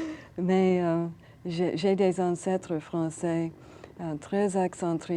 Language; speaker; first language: French; non-native, learner; English